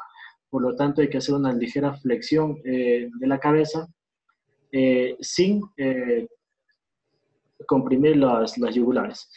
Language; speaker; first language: Spanish; native; Spanish